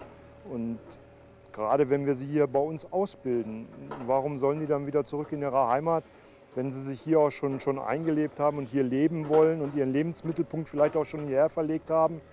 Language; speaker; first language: German; native; German